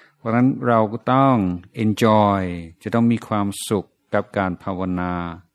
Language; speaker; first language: Thai; non-native, fluent; English